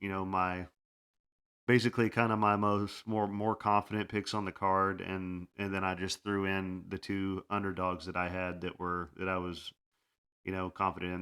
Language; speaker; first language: English; native; English